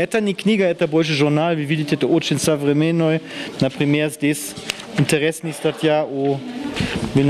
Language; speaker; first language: Russian; non-native, fluent; German